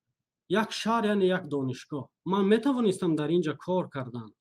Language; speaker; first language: Persian; non-native, local second language; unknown